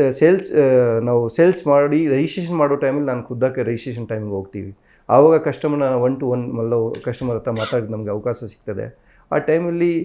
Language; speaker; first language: Kannada; non-native, fluent; Hindi